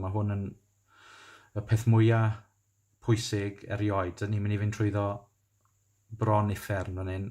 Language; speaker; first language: Welsh; native; Welsh